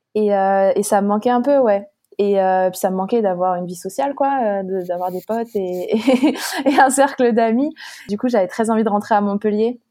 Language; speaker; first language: French; native; French